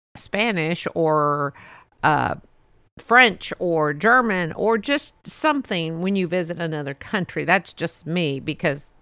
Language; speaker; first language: English; early bilingual, other home language; Spanish